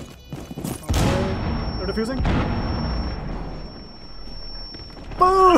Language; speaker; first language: English; native; English